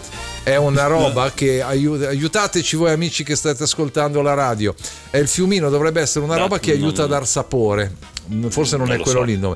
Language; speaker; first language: Italian; native; Italian